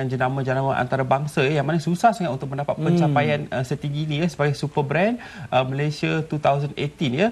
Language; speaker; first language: Malay; native; Malay